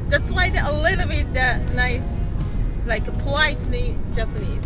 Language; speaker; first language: English; non-native, learner; Japanese